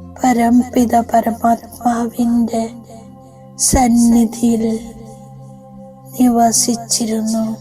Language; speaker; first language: Malayalam; native; Malayalam